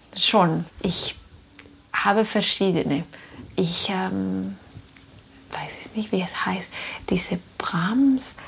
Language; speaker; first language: German; non-native, fluent; Spanish